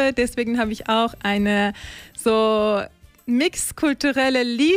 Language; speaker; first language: German; non-native, learner; Turkish